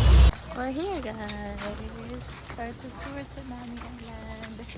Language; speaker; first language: English; non-native, local second language; Filipino